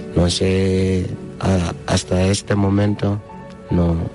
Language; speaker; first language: Spanish; non-native, learner; Fula